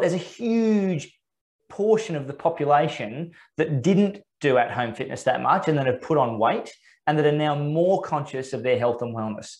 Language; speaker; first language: English; native; English